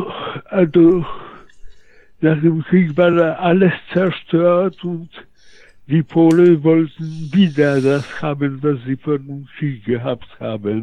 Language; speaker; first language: German; non-native, fluent; Polish